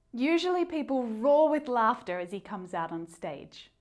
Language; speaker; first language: English; native; English